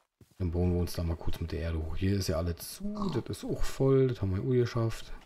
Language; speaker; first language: German; native; German